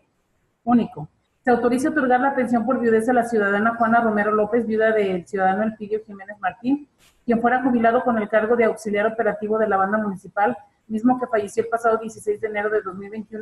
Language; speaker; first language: Spanish; native; Spanish